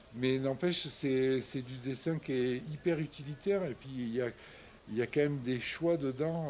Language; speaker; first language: French; native; French